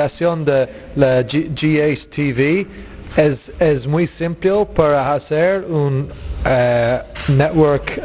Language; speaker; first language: Spanish; non-native, learner; English